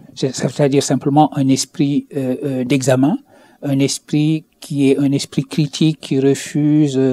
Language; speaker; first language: French; non-native, local second language; Wolof